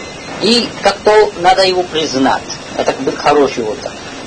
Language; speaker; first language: Russian; non-native, learner; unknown